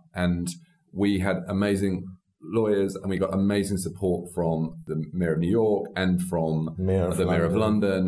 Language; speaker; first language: English; native; English